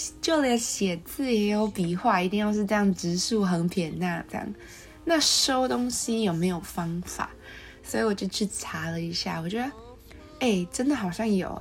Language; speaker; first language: Chinese; native; Chinese